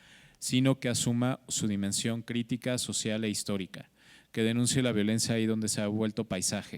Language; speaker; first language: Spanish; native; Spanish